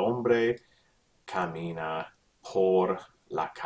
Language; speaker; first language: Spanish; non-native, fluent; English